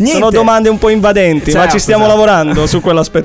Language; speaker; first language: Italian; native; Italian